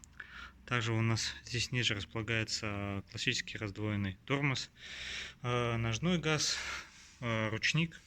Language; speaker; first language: Russian; native; Russian